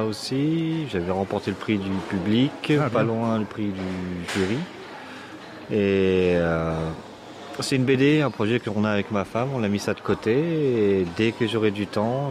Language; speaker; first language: French; native; French